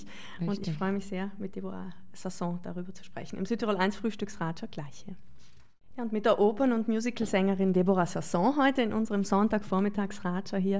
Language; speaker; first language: German; native; German